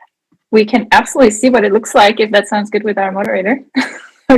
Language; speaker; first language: English; native; English